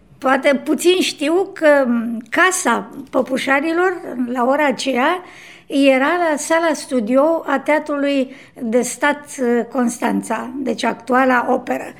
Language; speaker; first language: Romanian; native; Romanian